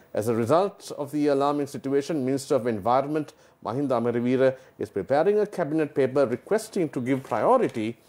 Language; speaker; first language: English; non-native, local second language; Sinhala